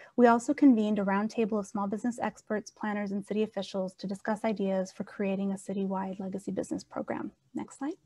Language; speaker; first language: English; native; English